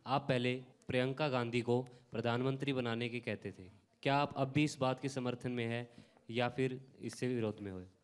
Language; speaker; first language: Hindi; native; Hindi